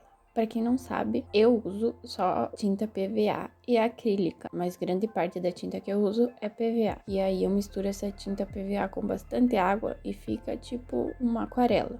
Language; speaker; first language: Portuguese; native; Portuguese